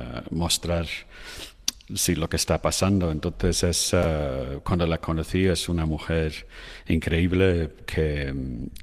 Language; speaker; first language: Spanish; non-native, fluent; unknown